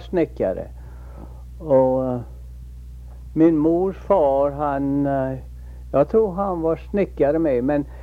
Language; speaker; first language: Swedish; early bilingual, heritage; Swedish